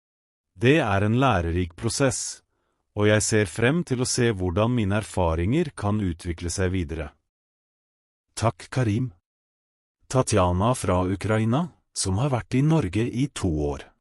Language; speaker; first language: Norwegian; non-native, fluent; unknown